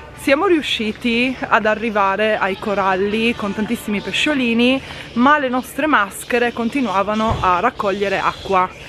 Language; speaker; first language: Italian; native; Italian